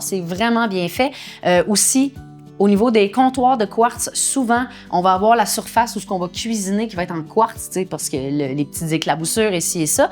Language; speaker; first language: French; native; French